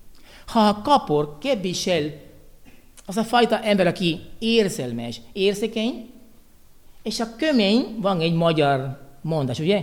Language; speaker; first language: Hungarian; non-native, learner; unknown